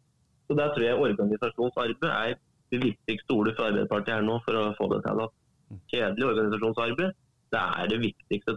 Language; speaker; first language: Norwegian; native; Norwegian